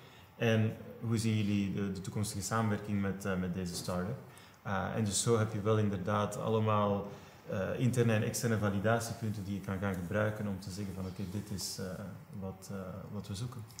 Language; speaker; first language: Dutch; native; Dutch